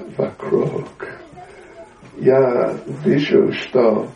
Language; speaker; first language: Russian; non-native, learner; English